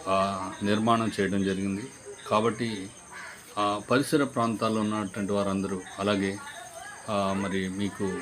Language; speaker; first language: Telugu; native; Telugu